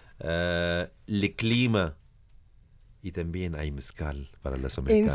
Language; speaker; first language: Spanish; non-native, learner; Arabic